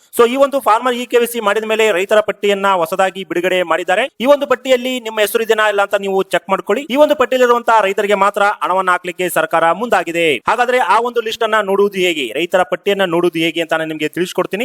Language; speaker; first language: Kannada; native; Kannada